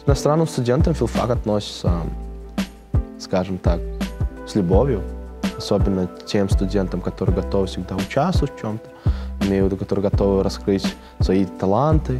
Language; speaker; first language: Russian; non-native, fluent; Turkmen